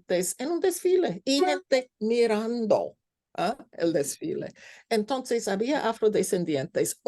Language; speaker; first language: Spanish; non-native, fluent; English